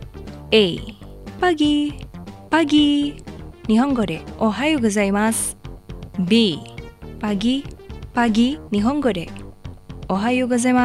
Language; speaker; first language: Japanese; non-native, fluent; Indonesian